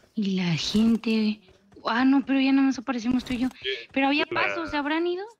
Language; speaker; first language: Spanish; native; Spanish